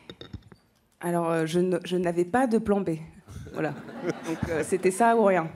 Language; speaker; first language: French; native; French